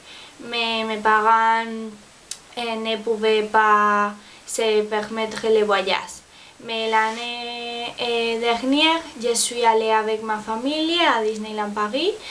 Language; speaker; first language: French; non-native, learner; Spanish